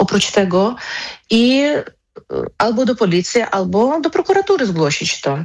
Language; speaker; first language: Polish; non-native, fluent; Ukrainian